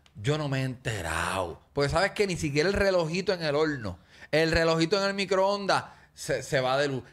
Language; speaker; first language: Spanish; native; Spanish